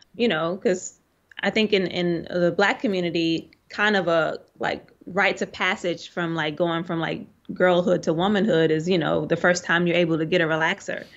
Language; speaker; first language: English; native; English